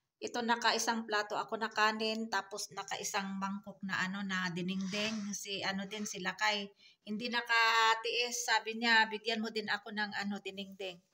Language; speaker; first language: Filipino; non-native, local second language; Iloko